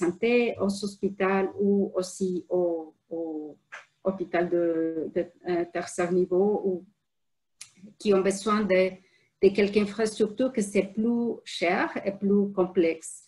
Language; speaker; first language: French; non-native, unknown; Spanish